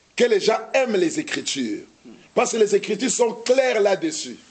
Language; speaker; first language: French; non-native, local second language; Lingala